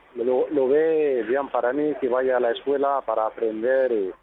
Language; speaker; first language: Spanish; non-native, fluent; Arabic